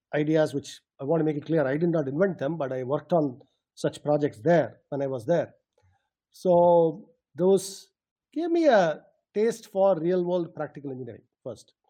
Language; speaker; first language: English; non-native, local second language; Tamil